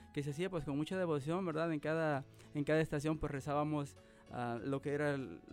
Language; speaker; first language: Spanish; native; Spanish